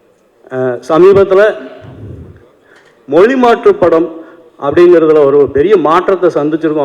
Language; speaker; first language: Tamil; native; Tamil